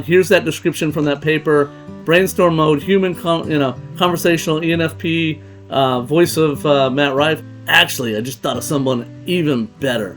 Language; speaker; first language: English; native; English